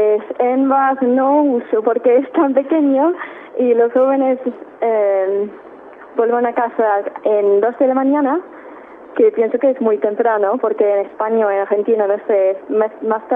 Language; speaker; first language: Spanish; non-native, learner; English